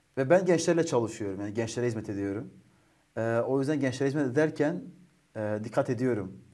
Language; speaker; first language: Turkish; native; Turkish